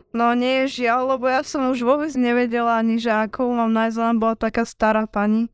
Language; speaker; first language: Slovak; native; Slovak